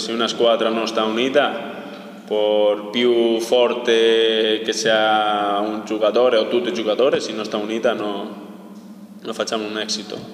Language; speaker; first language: Italian; non-native, learner; Spanish